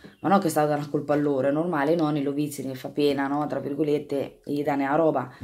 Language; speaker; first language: Italian; native; Italian